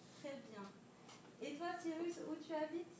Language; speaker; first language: French; non-native, fluent; Dutch